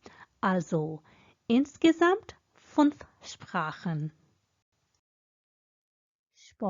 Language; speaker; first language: German; non-native, fluent; Hindi